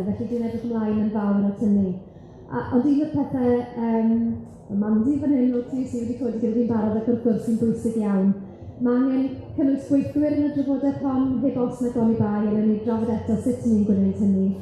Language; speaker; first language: Welsh; native; Welsh